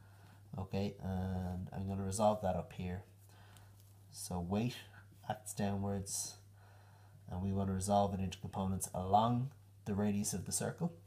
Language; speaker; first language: English; native; English